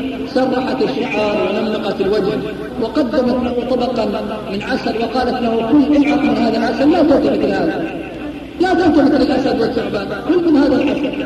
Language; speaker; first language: Arabic; native; Arabic